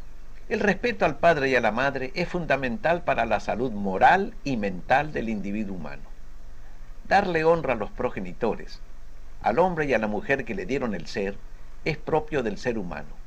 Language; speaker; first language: Spanish; native; Spanish